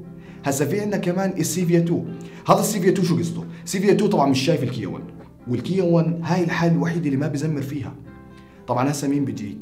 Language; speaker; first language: Arabic; native; Arabic